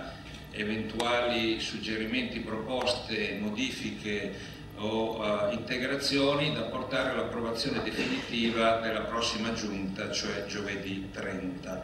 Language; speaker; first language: Italian; native; Italian